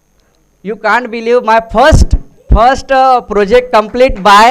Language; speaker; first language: English; non-native, local second language; Marathi